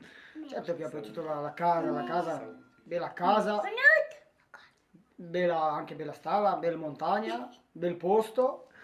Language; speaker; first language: Italian; non-native, learner; Romanian